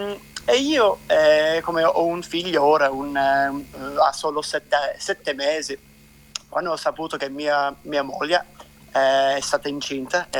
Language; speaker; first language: Italian; non-native, fluent; English